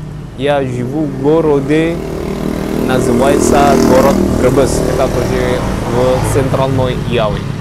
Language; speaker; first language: Russian; non-native, learner; Javanese